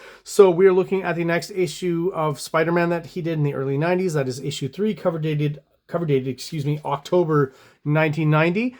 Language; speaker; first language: English; native; English